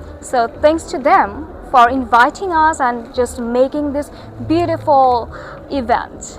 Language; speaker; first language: English; non-native, local second language; Bangla